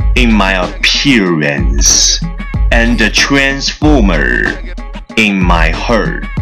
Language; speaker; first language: English; non-native, fluent; Chinese